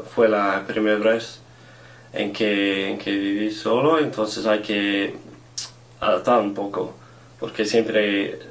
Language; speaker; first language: Spanish; non-native, fluent; English